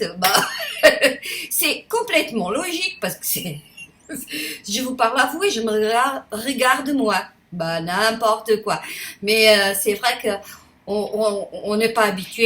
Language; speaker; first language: French; non-native, fluent; Portuguese